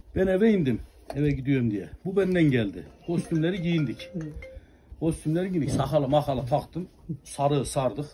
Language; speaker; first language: Turkish; native; Turkish